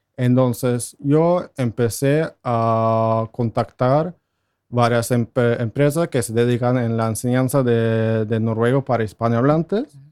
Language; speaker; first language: Spanish; non-native, fluent; Norwegian